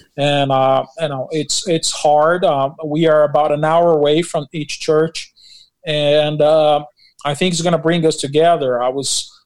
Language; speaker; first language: English; non-native, fluent; Portuguese